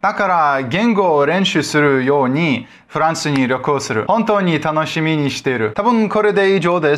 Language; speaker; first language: Japanese; non-native, learner; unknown